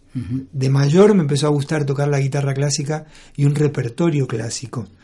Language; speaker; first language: Spanish; native; Spanish